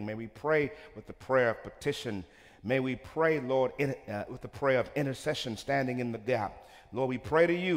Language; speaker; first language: English; native; English